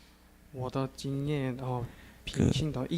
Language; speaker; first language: Chinese; non-native, learner; Korean